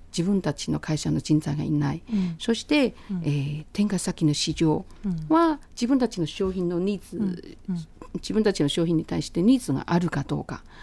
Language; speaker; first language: Japanese; non-native, fluent; Chinese